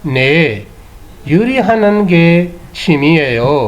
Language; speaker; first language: Korean; non-native, fluent; Urdu